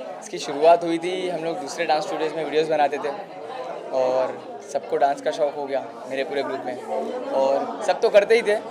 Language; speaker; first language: Hindi; native; Hindi